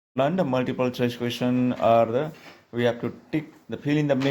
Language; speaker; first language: English; non-native, local second language; Nepali